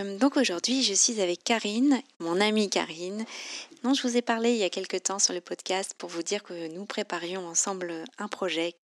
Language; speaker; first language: French; native; French